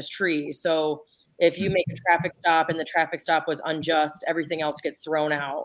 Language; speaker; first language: English; native; English